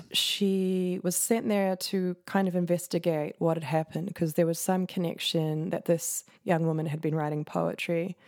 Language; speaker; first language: English; native; English